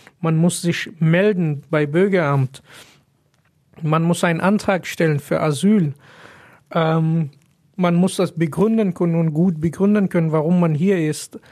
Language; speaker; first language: German; non-native, fluent; Pashto